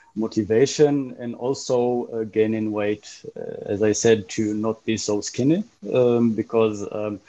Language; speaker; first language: English; non-native, fluent; Hebrew